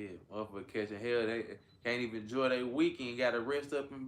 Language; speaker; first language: English; native; English